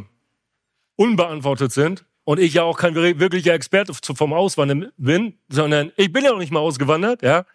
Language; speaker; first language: German; native; German